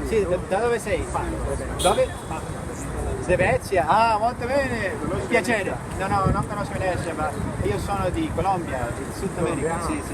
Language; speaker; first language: Italian; non-native, learner; Spanish